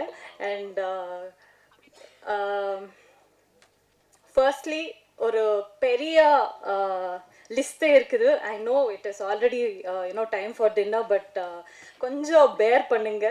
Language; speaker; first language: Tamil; non-native, learner; Kannada